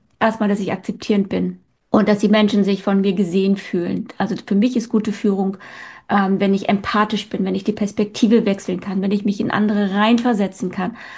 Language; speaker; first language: German; early bilingual, other home language; Turkish